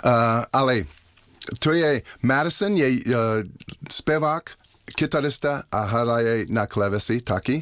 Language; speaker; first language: Czech; non-native, learner; English